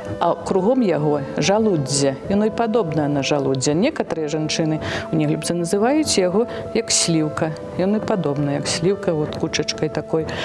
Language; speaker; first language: Belarusian; native; Belarusian